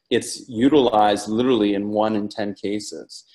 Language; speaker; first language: English; native; English